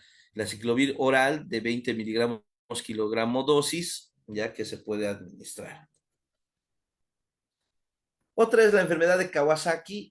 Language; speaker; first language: Spanish; native; Spanish